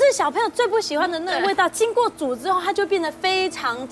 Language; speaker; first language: Chinese; native; Chinese